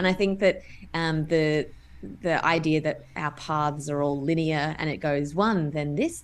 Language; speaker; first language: English; native; English